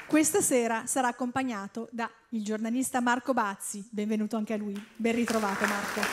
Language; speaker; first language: Italian; non-native, fluent; German